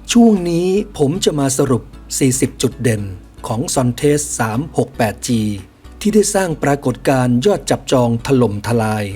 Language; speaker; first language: Thai; native; Thai